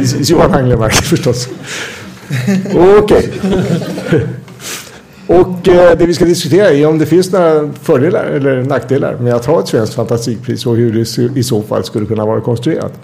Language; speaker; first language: Swedish; native; Swedish